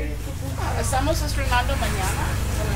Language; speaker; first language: Spanish; non-native, learner; English